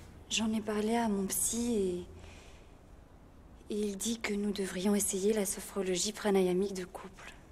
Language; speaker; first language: French; native; French